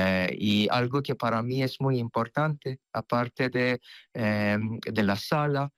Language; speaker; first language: Spanish; non-native, fluent; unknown